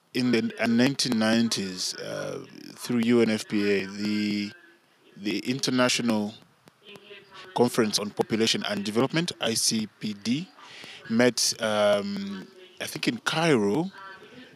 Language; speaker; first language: English; non-native, local second language; Bemba